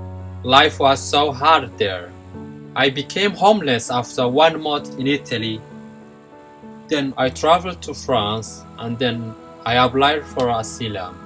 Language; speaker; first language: English; non-native, fluent; Somali